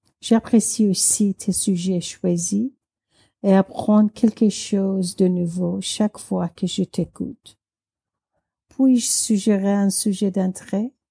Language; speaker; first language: French; non-native, learner; Persian